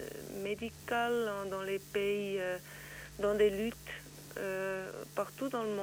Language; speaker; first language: French; non-native, learner; Swiss German